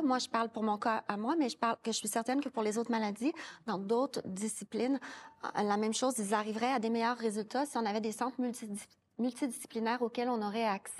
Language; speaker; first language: French; native; French